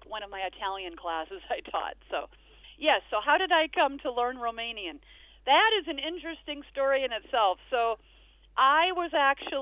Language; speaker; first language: English; native; English